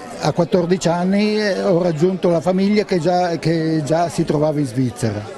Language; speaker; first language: Italian; native; Italian